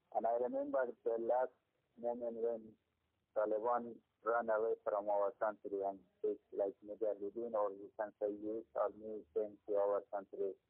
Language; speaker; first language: English; non-native, learner; Persian